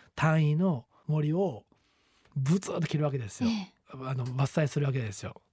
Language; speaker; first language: Japanese; native; Japanese